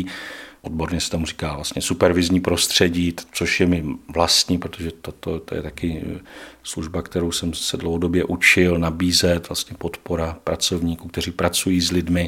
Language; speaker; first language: Czech; native; Czech